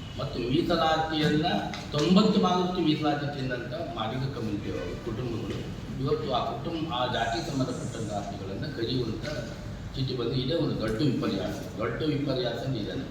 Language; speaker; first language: Kannada; native; Kannada